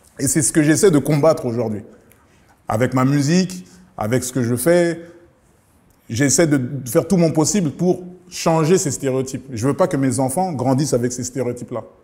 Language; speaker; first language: French; early bilingual, other home language; Lingala